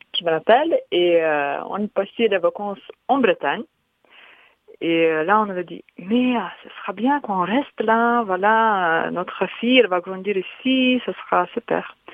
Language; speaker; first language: French; non-native, learner; Lithuanian